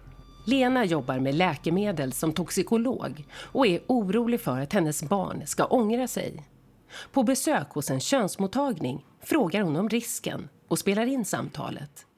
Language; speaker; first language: Swedish; native; Swedish